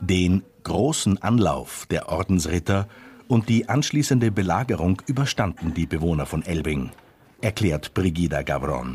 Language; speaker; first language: German; native; German